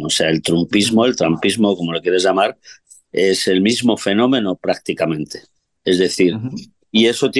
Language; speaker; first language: Spanish; native; Spanish